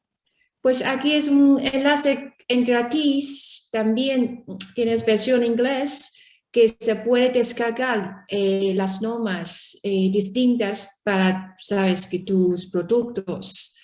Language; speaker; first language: Spanish; non-native, learner; Chinese